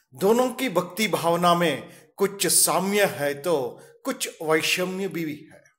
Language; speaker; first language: Hindi; non-native, local second language; Kannada